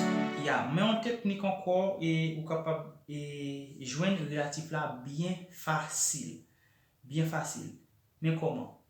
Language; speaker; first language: French; non-native, local second language; Haitian Creole